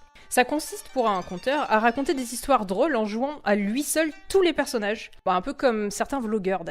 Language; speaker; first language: French; native; French